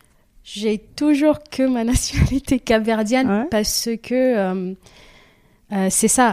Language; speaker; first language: French; non-native, fluent; Kabuverdianu